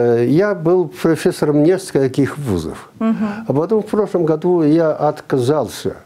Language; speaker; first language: Russian; non-native, fluent; Chinese